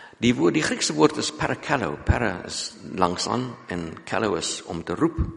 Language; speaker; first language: Afrikaans; non-native, local second language; English